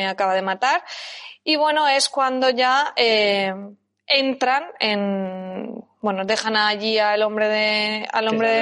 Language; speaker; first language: Spanish; native; Spanish